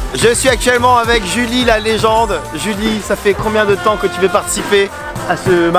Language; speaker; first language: French; native; French